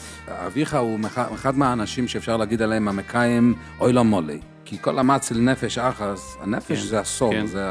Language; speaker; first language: Hebrew; native; Hebrew